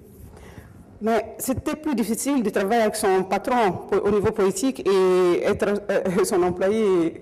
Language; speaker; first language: French; non-native, local second language; Mossi